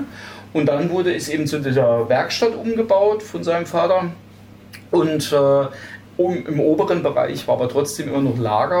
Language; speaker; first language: German; native; German